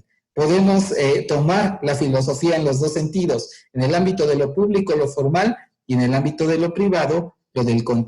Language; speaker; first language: Spanish; native; Spanish